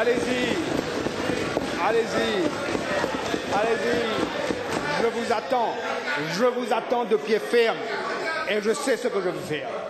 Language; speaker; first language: French; non-native, local second language; Morisyen